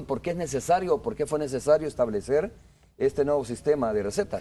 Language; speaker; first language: Spanish; native; Spanish